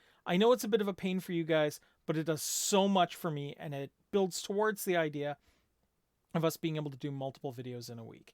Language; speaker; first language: English; native; English